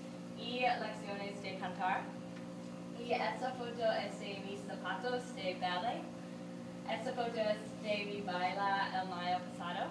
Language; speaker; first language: Spanish; non-native, learner; English